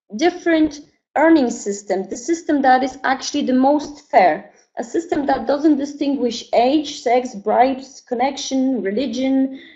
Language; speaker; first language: English; non-native, fluent; Polish